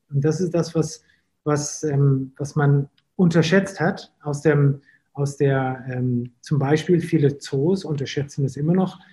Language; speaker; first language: German; non-native, fluent; English